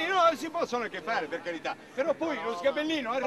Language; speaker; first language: Italian; native; Italian